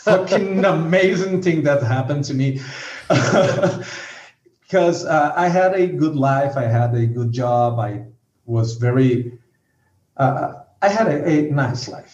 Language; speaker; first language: English; non-native, fluent; Portuguese